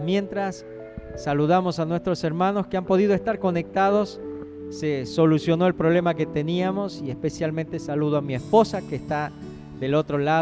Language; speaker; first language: Spanish; native; Spanish